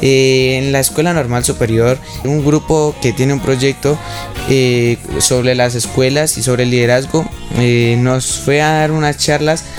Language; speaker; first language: Spanish; native; Spanish